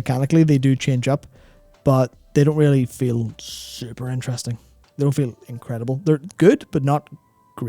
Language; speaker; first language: English; native; English